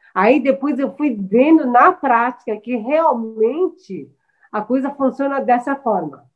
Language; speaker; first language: Portuguese; early bilingual, other home language; Chinese